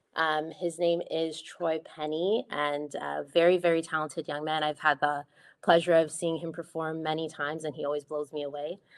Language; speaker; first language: English; native; English